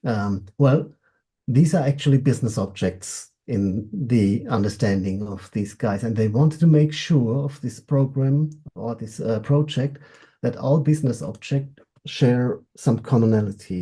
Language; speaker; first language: English; non-native, fluent; German